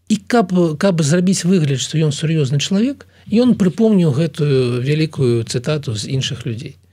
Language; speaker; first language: Belarusian; non-native, local second language; Russian